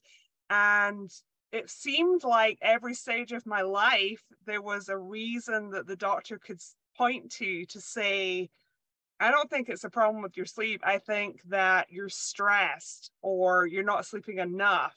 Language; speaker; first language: English; native; English